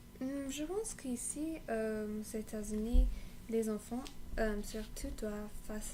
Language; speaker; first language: French; non-native, learner; English